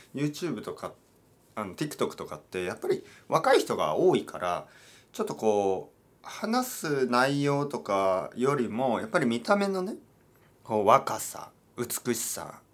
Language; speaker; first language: Japanese; native; Japanese